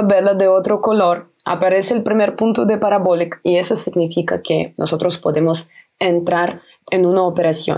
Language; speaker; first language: Spanish; non-native, fluent; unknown